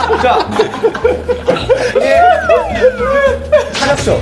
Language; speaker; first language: Korean; native; Korean